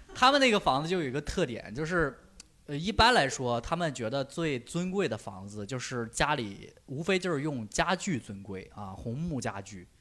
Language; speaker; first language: Chinese; native; Chinese